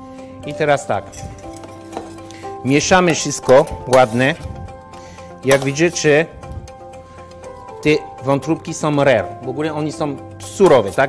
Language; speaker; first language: Polish; non-native, learner; French